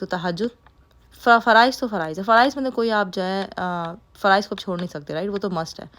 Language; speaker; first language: Urdu; native; Urdu